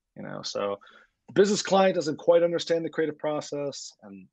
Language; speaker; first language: English; native; English